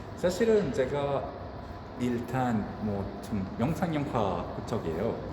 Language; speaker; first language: Korean; non-native, fluent; Spanish